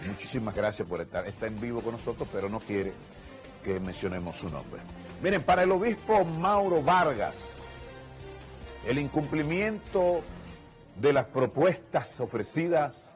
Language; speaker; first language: Spanish; native; Spanish